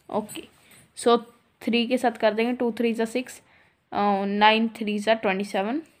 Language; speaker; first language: Hindi; non-native, local second language; Punjabi